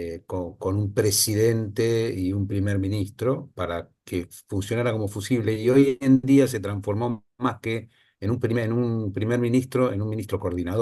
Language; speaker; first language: Spanish; native; Spanish